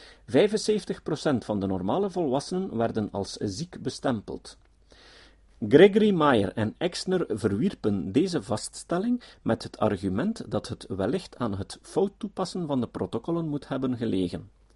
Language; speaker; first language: Dutch; native; Dutch